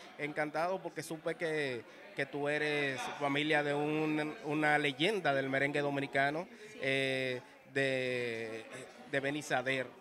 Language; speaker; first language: Spanish; native; Spanish